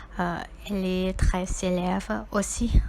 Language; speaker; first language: French; non-native, learner; Thai